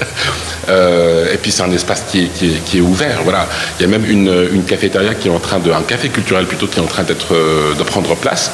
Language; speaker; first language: French; non-native, local second language; Arabic